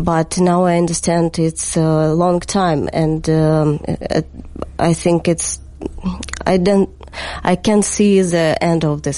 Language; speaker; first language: English; non-native, learner; Ukrainian